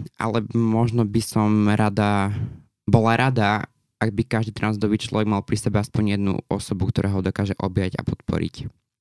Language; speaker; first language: Slovak; native; Slovak